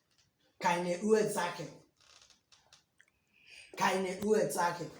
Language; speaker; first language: German; non-native, learner; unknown